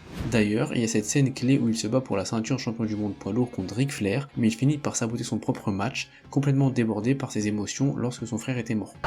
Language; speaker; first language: French; native; French